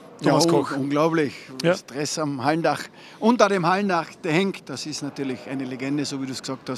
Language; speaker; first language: German; native; German